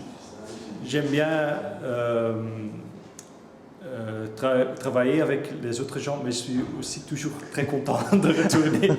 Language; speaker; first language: French; non-native, local second language; Dutch